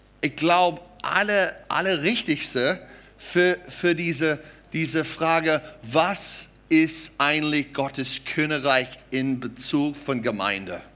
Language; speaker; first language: German; non-native, fluent; English